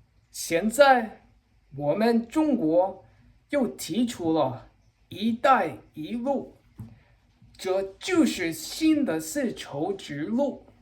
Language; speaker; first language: Chinese; non-native, learner; English